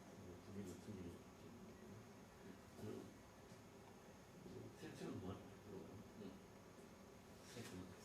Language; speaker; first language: Japanese; non-native, learner; Urdu